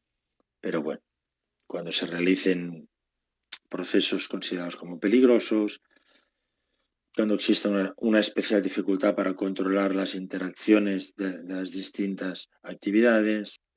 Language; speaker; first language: Spanish; native; Spanish